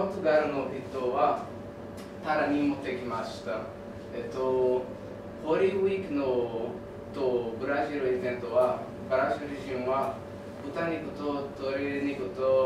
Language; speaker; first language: Japanese; non-native, learner; Portuguese